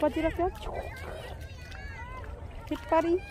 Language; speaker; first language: Korean; non-native, learner; Filipino